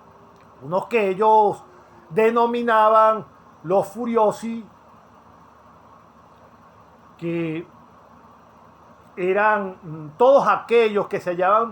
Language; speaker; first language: Spanish; native; Spanish